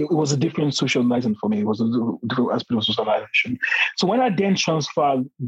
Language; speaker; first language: English; non-native, local second language; Yoruba